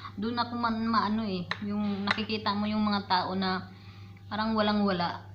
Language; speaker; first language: Filipino; non-native, local second language; Cebuano